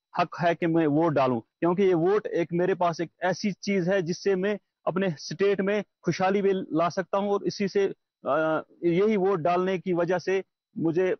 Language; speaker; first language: Hindi; non-native, local second language; Kashmiri